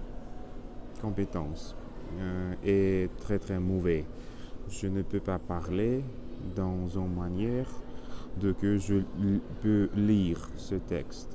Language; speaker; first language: French; non-native, learner; Spanish